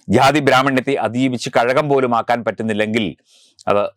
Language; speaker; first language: Malayalam; native; Malayalam